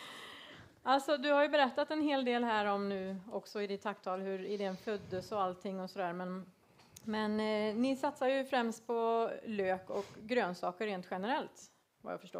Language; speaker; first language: Swedish; native; Swedish